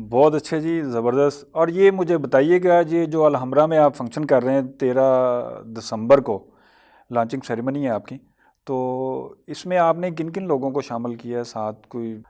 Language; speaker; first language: Urdu; non-native, local second language; Punjabi